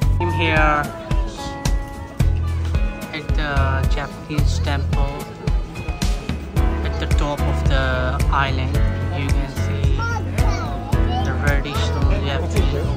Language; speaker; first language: English; non-native, local second language; Urdu